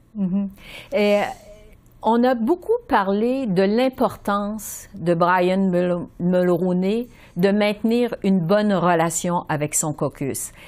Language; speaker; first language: French; native; French